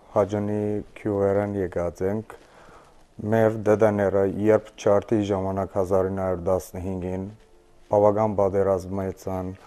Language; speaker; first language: Armenian; early bilingual, heritage; Armenian